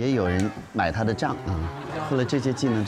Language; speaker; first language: Chinese; native; Chinese